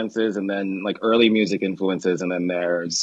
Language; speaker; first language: English; non-native, local second language; Yoruba